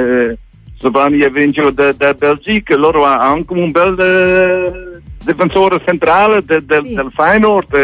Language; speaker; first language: Italian; non-native, learner; Dutch